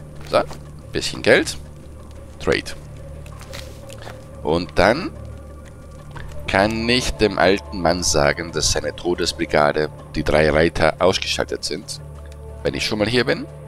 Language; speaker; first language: German; native; German